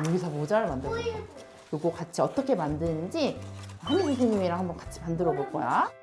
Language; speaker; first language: Korean; native; Korean